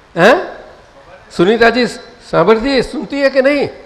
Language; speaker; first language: Hindi; non-native, local second language; Gujarati